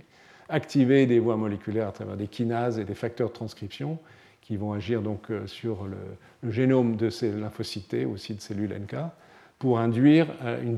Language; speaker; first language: French; native; French